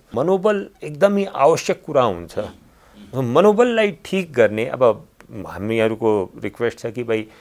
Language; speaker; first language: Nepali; non-native, local second language; Hindi